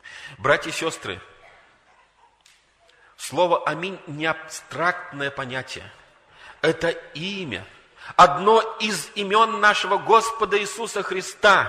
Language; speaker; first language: Russian; native; Russian